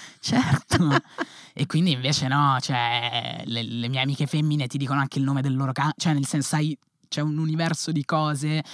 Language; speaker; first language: Italian; native; Italian